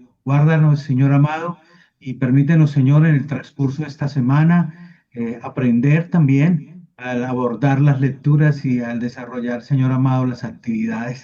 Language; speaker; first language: Spanish; native; Spanish